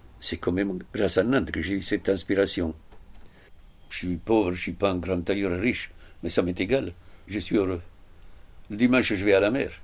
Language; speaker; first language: French; non-native, fluent; Italian